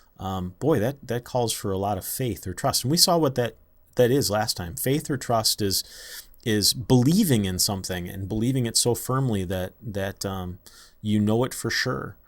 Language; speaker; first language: English; native; English